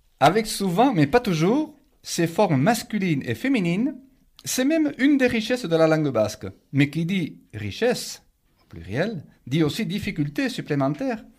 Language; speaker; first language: French; native; French